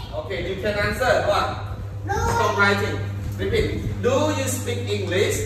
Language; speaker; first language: English; non-native, learner; Khmer